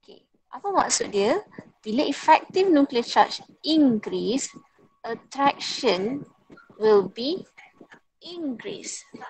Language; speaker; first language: English; non-native, local second language; Malay